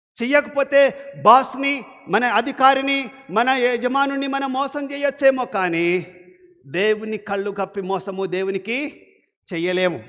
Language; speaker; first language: Telugu; non-native, local second language; Lambadi